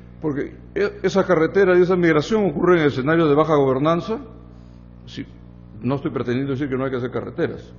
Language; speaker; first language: Spanish; native; Spanish